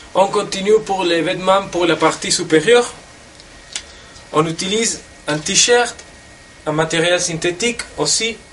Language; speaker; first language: French; non-native, fluent; Spanish